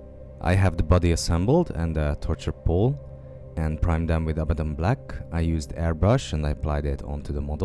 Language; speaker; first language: English; non-native, fluent; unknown